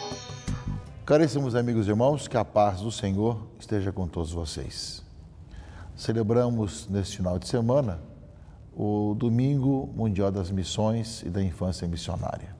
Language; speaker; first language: Portuguese; native; Portuguese